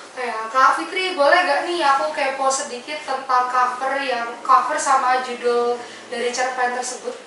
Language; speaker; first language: Indonesian; native; Indonesian